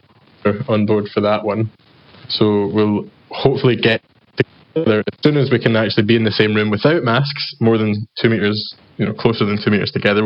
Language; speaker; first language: English; native; English